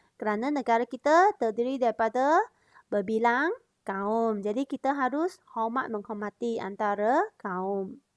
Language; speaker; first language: Malay; non-native, local second language; Chinese